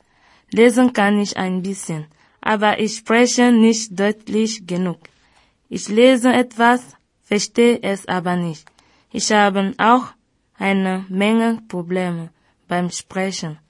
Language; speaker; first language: German; early bilingual, other home language; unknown